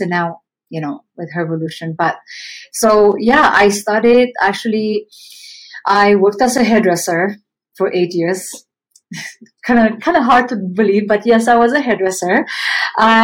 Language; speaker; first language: English; non-native, fluent; Romanian